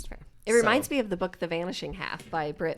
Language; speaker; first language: English; native; English